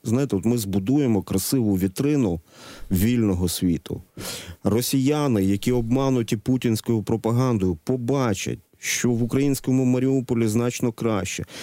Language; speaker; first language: Ukrainian; native; Ukrainian